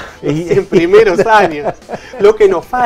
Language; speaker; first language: Spanish; native; Spanish